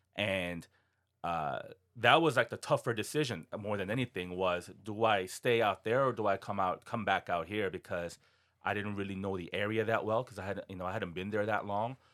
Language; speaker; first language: English; non-native, fluent; Korean